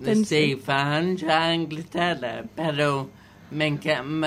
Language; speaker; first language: Catalan; non-native, learner; English